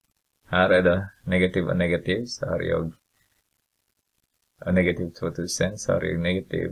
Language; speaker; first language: Swedish; non-native, fluent; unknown